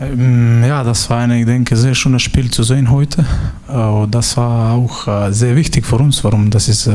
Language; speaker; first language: German; non-native, learner; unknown